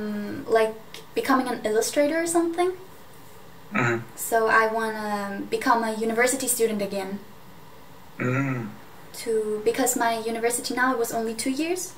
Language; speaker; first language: English; non-native, fluent; German